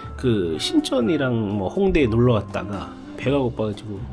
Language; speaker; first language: Korean; non-native, fluent; Malay